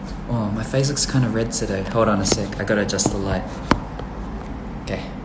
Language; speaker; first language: English; early bilingual, other home language; Thai